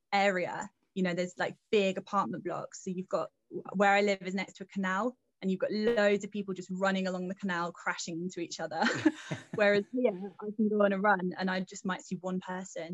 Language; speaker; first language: English; native; English